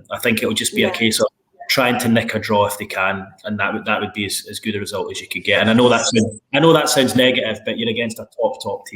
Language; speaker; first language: English; native; English